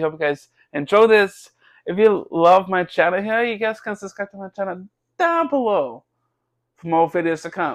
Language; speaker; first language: English; native; English